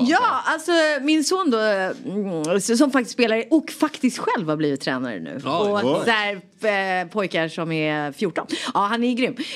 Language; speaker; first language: Swedish; native; Swedish